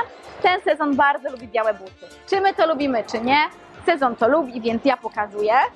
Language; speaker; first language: Polish; native; Polish